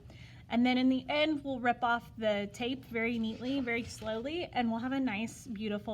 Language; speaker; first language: English; native; English